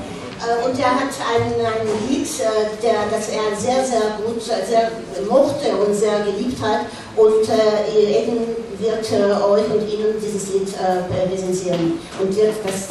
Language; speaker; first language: German; non-native, fluent; Russian